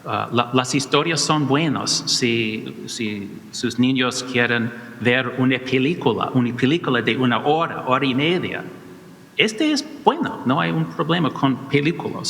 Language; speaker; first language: Spanish; non-native, learner; English